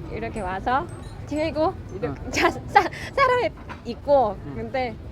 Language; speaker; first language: Korean; non-native, learner; Vietnamese